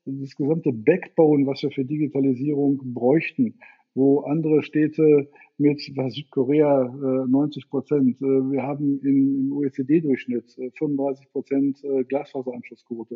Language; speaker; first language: German; native; German